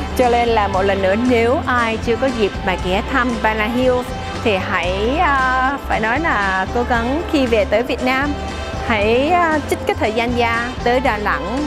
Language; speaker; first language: Vietnamese; early bilingual, heritage; Vietnamese